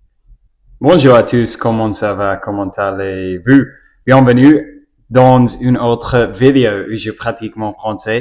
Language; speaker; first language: French; non-native, learner; English